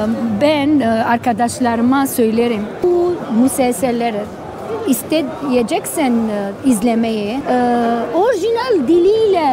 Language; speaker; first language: Turkish; non-native, fluent; Arabic